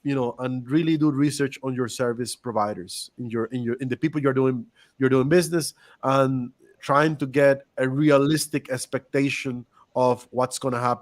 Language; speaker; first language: English; non-native, fluent; Spanish